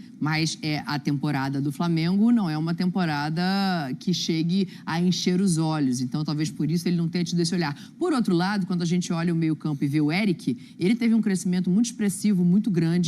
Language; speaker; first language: Portuguese; native; Portuguese